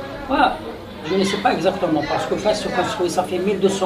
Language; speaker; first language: French; non-native, local second language; Arabic